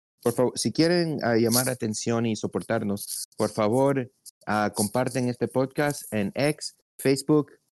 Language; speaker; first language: Spanish; early bilingual, heritage; Spanish